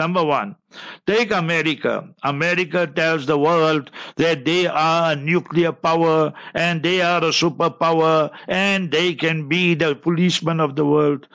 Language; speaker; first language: English; early bilingual, other home language; Urdu